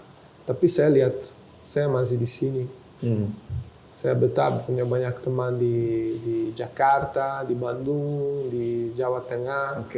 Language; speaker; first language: Indonesian; non-native, fluent; Italian